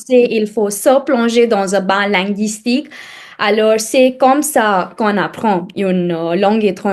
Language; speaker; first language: French; non-native, fluent; Hindi